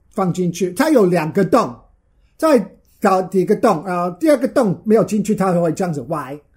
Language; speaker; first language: Chinese; non-native, fluent; English